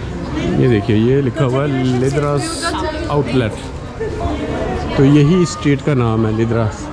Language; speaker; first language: Hindi; native; Hindi